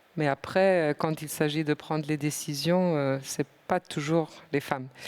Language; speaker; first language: French; non-native, fluent; German